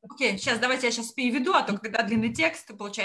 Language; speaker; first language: Russian; native; Russian